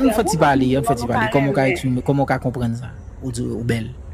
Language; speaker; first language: French; non-native, learner; Haitian Creole